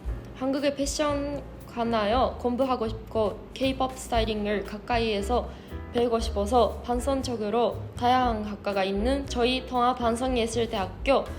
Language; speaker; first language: Korean; non-native, fluent; Japanese